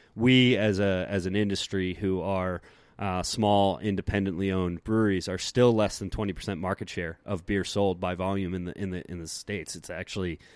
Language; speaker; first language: English; native; English